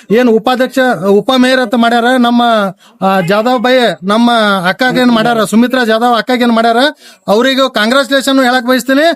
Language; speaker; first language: Kannada; non-native, local second language; Lambadi